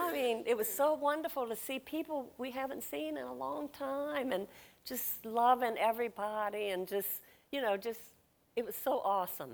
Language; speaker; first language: English; native; English